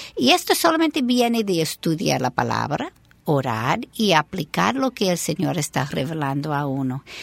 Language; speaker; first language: Spanish; non-native, fluent; English